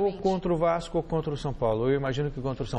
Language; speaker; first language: Portuguese; native; Portuguese